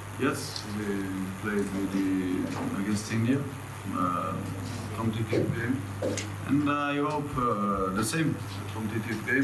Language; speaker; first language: English; non-native, learner; Portuguese